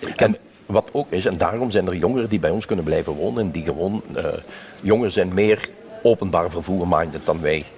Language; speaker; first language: Dutch; non-native, local second language; Limburgish